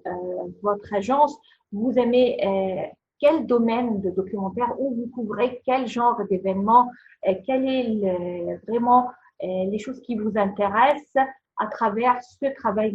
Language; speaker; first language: French; non-native, fluent; Arabic